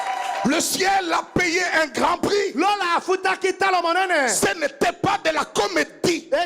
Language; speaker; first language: French; non-native, local second language; Lingala